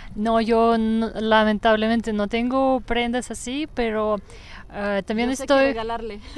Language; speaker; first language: Spanish; non-native, fluent; Russian